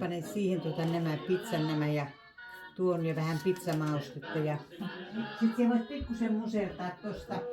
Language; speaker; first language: Finnish; native; Finnish